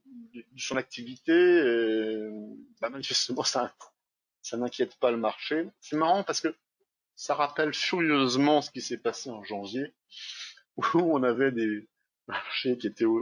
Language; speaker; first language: French; native; French